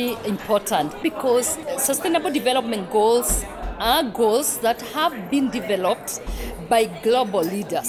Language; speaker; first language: English; non-native, local second language; Kikuyu